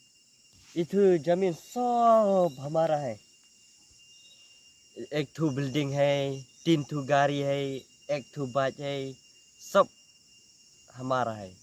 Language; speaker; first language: Hindi; non-native, local second language; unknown